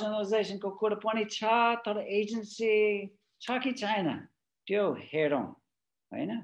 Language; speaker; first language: Nepali; non-native, fluent; English